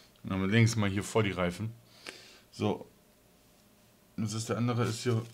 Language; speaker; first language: German; native; German